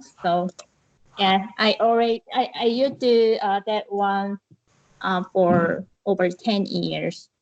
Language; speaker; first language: English; non-native, learner; Korean